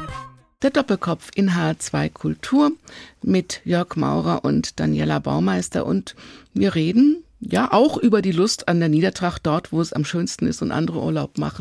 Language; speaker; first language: German; native; German